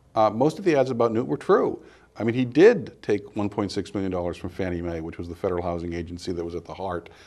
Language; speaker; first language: English; native; English